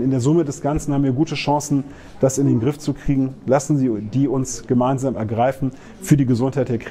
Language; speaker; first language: German; native; German